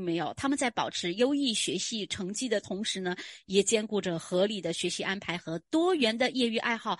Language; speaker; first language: Chinese; native; Chinese